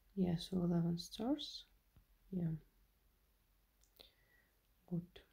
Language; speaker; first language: English; non-native, learner; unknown